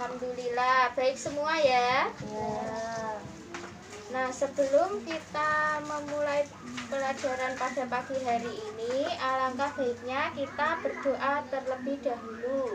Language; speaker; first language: Indonesian; native; Indonesian